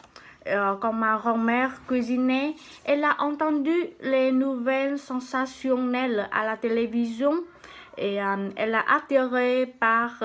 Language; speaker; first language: French; non-native, learner; Vietnamese